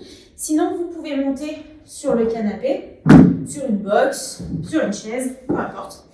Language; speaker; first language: French; native; French